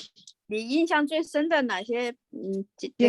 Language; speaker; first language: Chinese; native; Chinese